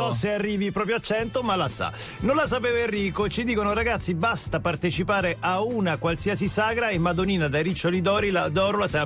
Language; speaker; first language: Italian; native; Italian